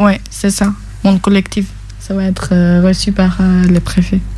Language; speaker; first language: French; non-native, fluent; Albanian